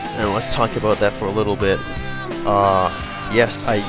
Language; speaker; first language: English; native; English